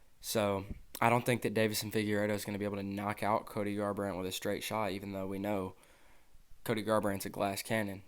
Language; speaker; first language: English; native; English